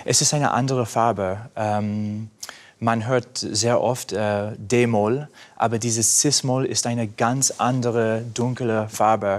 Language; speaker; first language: German; non-native, fluent; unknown